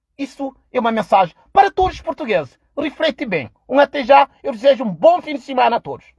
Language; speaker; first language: Portuguese; non-native, local second language; Kabuverdianu